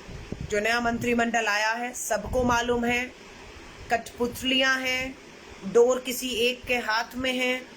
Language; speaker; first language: Hindi; native; Hindi